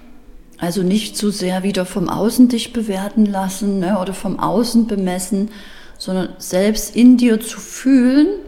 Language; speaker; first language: German; native; German